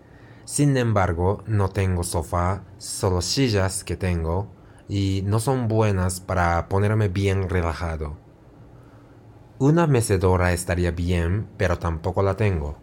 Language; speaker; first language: Spanish; non-native, fluent; Japanese